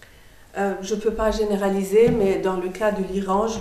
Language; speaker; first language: French; non-native, fluent; Persian